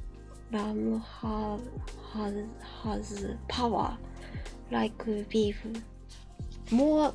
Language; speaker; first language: English; non-native, learner; Japanese